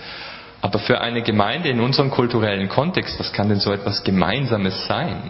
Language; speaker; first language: German; native; German